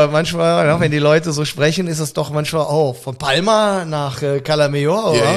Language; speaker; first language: German; native; German